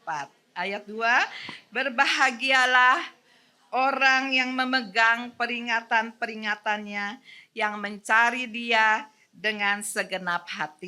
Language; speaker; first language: Indonesian; native; Indonesian